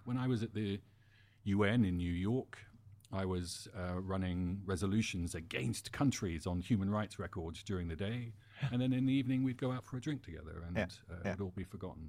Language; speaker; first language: English; native; English